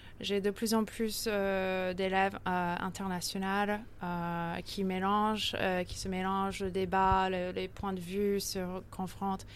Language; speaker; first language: French; early bilingual, heritage; French